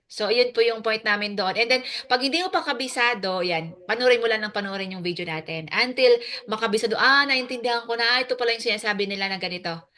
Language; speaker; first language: Filipino; native; Filipino